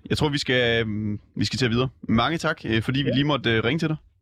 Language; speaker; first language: Danish; native; Danish